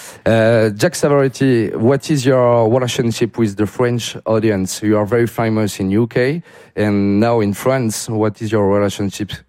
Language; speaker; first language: English; non-native, learner; French